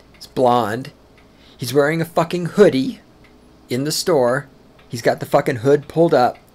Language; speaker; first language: English; native; English